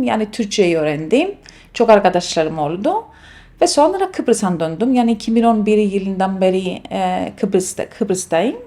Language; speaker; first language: Turkish; non-native, fluent; Greek